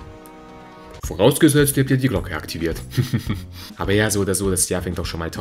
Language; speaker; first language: German; native; German